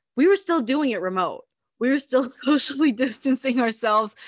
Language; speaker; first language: English; early bilingual, other home language; Filipino